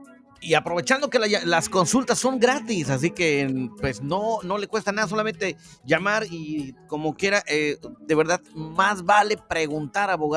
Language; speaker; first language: Spanish; native; Spanish